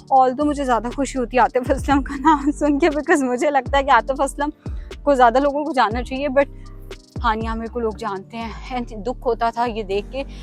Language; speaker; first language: Urdu; native; Urdu